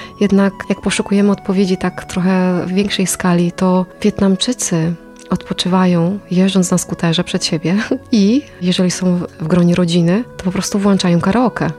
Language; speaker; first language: Polish; native; Polish